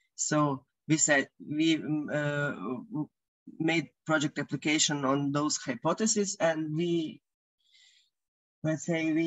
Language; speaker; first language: English; non-native, fluent; Croatian